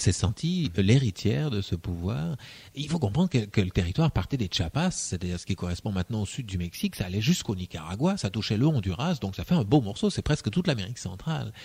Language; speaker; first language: French; native; French